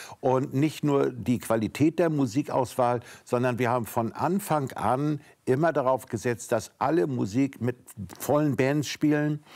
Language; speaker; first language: German; native; German